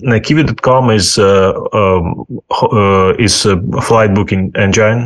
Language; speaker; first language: English; non-native, fluent; Ukrainian